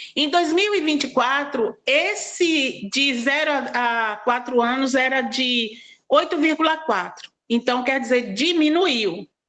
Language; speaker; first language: Portuguese; native; Portuguese